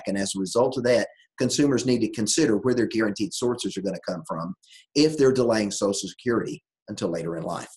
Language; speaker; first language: English; native; English